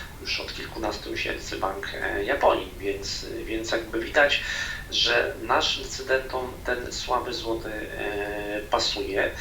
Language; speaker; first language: Polish; native; Polish